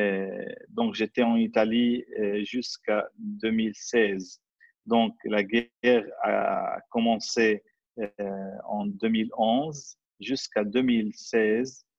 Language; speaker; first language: French; non-native, fluent; Arabic